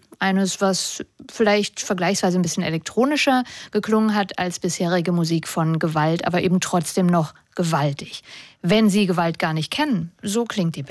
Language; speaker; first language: German; native; German